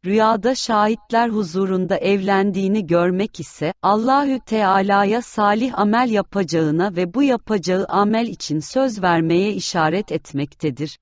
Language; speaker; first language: Turkish; native; Turkish